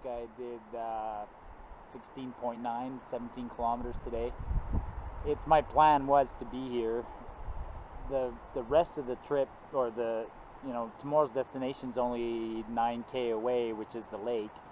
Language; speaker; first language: English; non-native, local second language; French